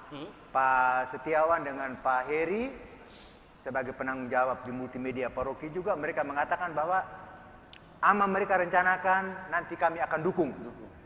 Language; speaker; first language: Indonesian; non-native, local second language; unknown